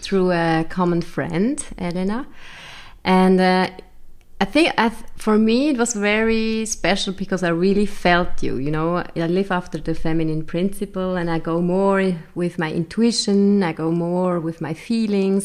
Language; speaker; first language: English; non-native, fluent; German